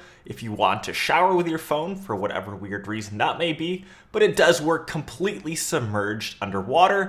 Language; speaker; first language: English; native; English